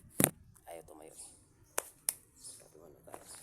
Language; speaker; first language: Filipino; native; Filipino